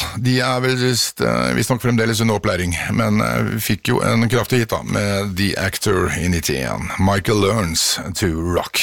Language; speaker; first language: Norwegian; native; Norwegian